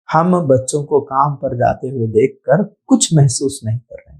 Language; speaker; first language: Hindi; non-native, local second language; Telugu